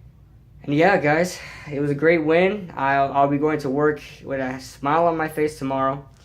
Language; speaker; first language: English; native; English